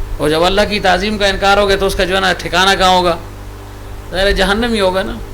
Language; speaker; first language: Urdu; non-native, local second language; Pashto